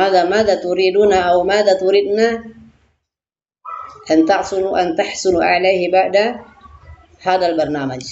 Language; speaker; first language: Arabic; non-native, fluent; Indonesian